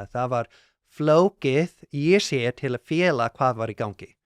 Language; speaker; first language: Icelandic; non-native, learner; English